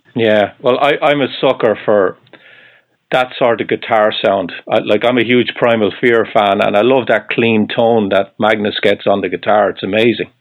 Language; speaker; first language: English; native; English